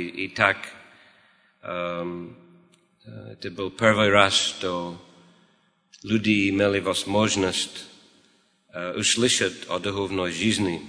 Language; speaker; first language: Russian; non-native, fluent; English